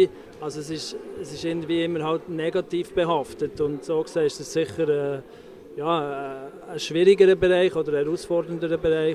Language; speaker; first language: German; native; German